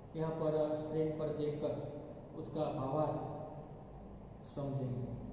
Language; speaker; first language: Hindi; non-native, local second language; Gujarati